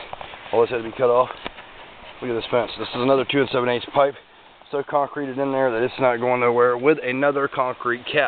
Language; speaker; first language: English; native; English